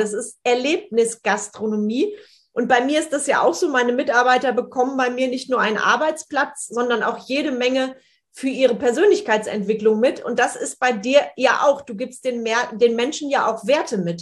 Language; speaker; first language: German; native; German